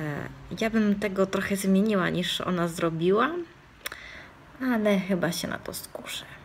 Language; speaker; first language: Polish; non-native, fluent; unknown